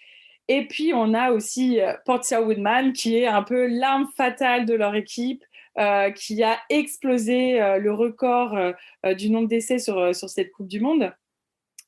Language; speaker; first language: French; native; French